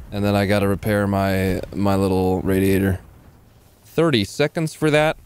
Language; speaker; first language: English; native; English